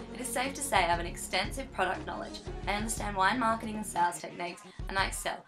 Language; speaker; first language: English; native; English